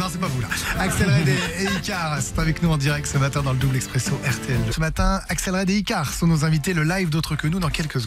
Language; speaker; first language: French; native; French